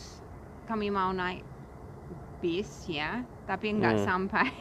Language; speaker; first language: Indonesian; non-native, fluent; English